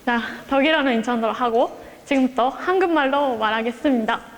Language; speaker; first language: Korean; non-native, fluent; Japanese